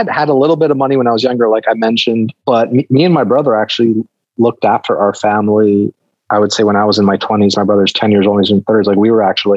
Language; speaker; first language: English; native; English